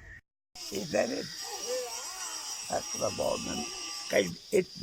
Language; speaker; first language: Turkish; non-native, local second language; Kurdish